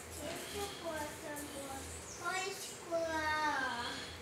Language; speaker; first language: Portuguese; native; Portuguese